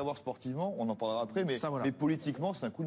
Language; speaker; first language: French; native; French